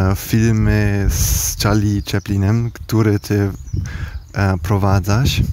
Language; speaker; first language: Polish; early bilingual, heritage; Polish